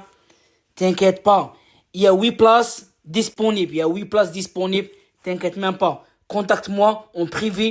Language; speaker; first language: French; non-native, learner; Arabic